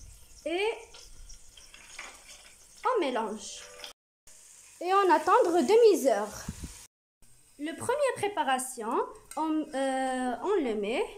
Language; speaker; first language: French; non-native, learner; Arabic